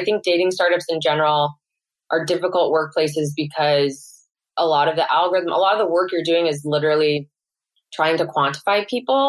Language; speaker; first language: English; native; English